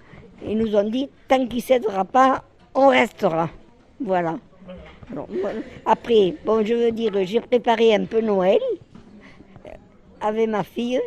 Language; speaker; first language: French; native; French